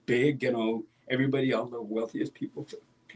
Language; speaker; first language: English; native; English